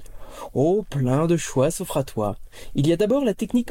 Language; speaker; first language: French; native; French